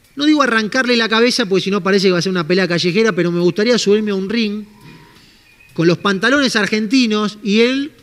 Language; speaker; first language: Spanish; native; Spanish